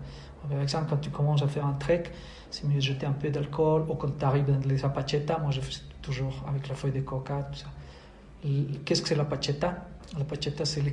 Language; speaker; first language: French; non-native, fluent; Spanish